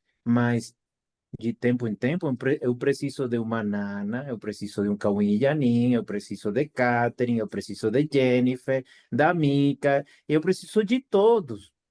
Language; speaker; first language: Portuguese; non-native, fluent; Spanish